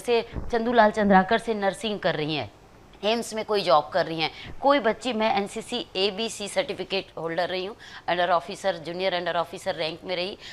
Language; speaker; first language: Hindi; native; Hindi